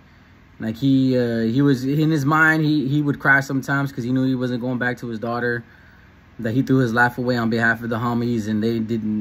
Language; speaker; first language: English; native; English